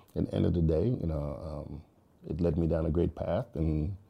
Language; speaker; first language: English; early bilingual, other home language; Jamaican Creole English